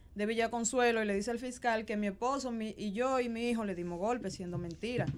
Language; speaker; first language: Spanish; native; Spanish